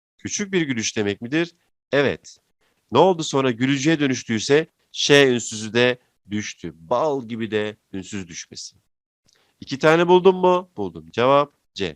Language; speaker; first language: Turkish; native; Turkish